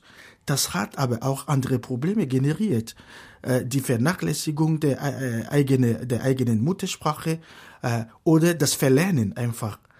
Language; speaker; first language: German; non-native, fluent; Fon